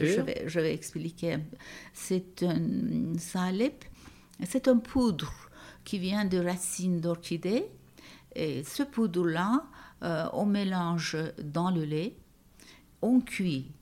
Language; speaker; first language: French; non-native, fluent; Turkish